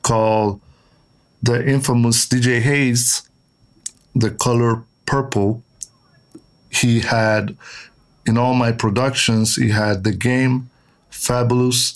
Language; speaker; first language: English; non-native, fluent; Italian